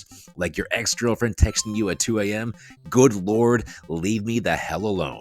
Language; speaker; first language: English; native; English